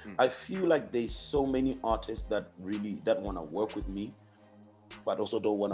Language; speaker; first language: English; non-native, local second language; Shona